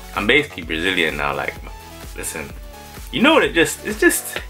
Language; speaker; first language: English; native; English